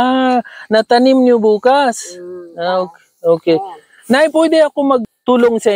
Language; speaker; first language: Filipino; non-native, learner; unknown